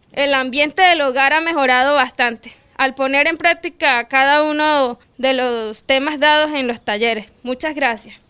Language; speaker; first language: Spanish; native; Spanish